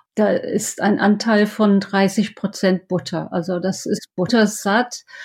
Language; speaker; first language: German; non-native, fluent; English